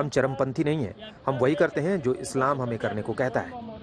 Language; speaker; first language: Hindi; native; Hindi